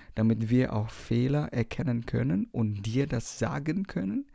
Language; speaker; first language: German; non-native, fluent; Indonesian